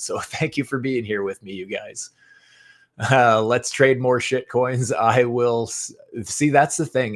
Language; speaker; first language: English; native; English